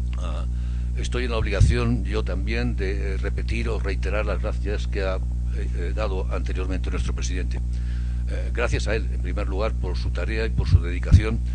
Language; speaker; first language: Spanish; native; Spanish